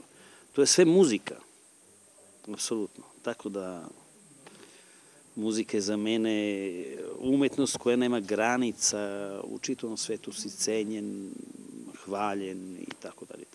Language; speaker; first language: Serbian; non-native, local second language; Gurani